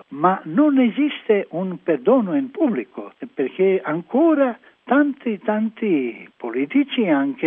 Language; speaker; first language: Italian; non-native, learner; Croatian